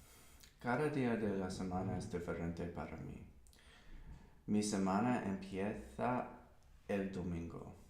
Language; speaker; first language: Spanish; non-native, learner; English